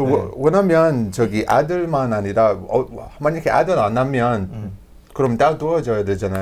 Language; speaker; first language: Korean; non-native, learner; English